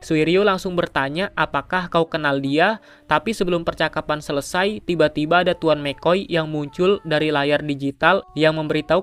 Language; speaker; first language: Indonesian; native; Indonesian